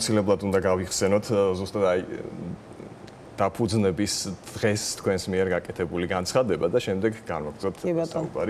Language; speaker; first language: Georgian; native; Georgian